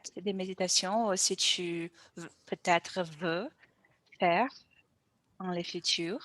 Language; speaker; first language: French; non-native, learner; Portuguese